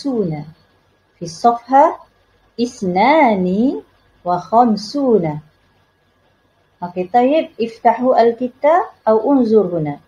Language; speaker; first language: Arabic; non-native, learner; Malay